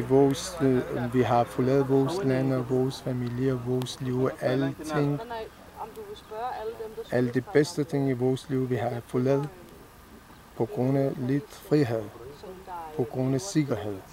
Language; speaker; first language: Danish; non-native, fluent; Persian